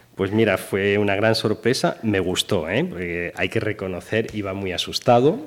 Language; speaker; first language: Spanish; early bilingual, heritage; French